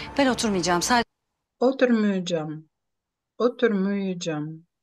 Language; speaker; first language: Turkish; non-native, fluent; Ukrainian